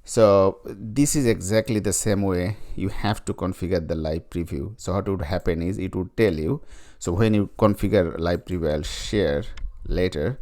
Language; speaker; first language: English; non-native, fluent; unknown